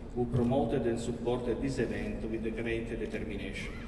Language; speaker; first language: English; non-native, fluent; Italian